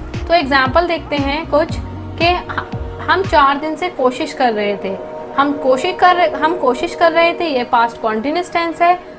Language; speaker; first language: Hindi; native; Hindi